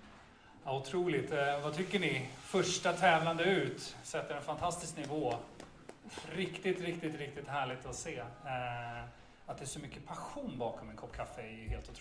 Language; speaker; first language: Swedish; native; Swedish